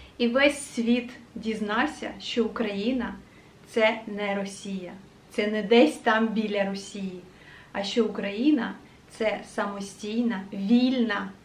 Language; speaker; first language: Ukrainian; native; Ukrainian